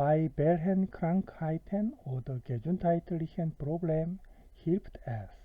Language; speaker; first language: German; non-native, fluent; Korean